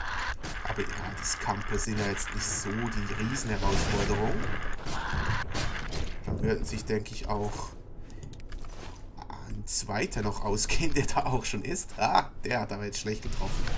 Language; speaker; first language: German; native; German